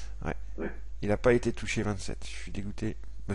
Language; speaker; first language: French; native; French